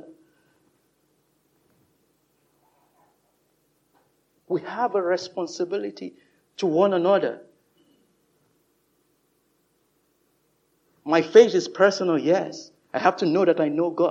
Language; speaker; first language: English; non-native, local second language; Yoruba